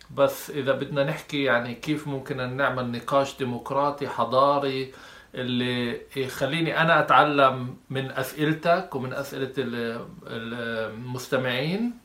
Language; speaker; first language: Arabic; native; Arabic